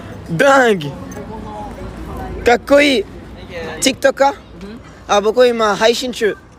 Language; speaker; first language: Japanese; non-native, learner; French